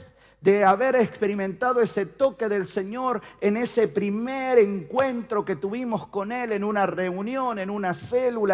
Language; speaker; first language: Spanish; native; Spanish